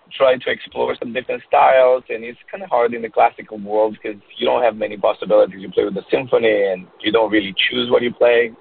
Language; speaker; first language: English; non-native, fluent; Romanian